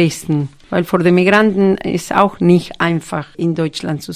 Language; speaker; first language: German; non-native, fluent; Spanish